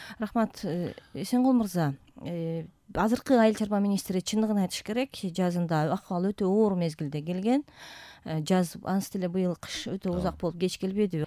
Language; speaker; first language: Kyrgyz; native; Kyrgyz